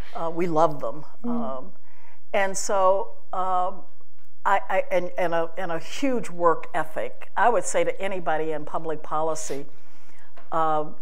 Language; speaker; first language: English; native; English